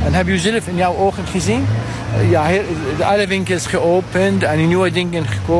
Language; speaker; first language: Dutch; non-native, learner; Arabic